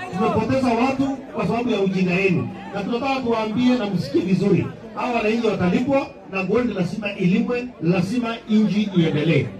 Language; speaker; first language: Swahili; non-native, local second language; Kalenjin